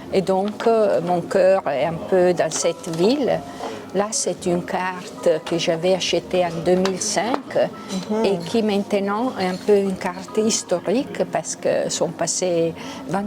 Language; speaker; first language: French; non-native, local second language; Italian